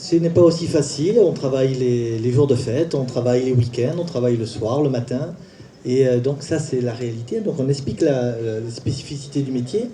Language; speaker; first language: French; native; French